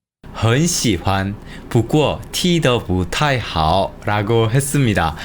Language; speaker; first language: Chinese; non-native, fluent; Korean